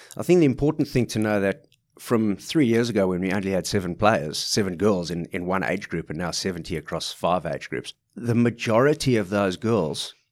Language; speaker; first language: English; native; English